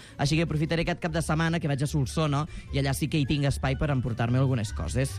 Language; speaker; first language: Catalan; native; Catalan